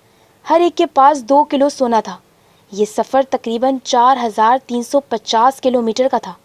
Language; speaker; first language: Urdu; native; Urdu